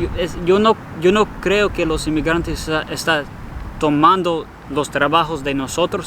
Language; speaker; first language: Spanish; non-native, learner; English